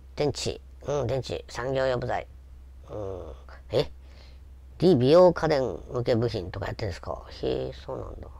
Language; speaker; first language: Japanese; native; Japanese